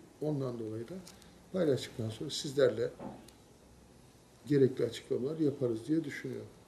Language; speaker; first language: Turkish; native; Turkish